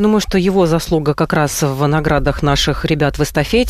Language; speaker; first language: Russian; native; Russian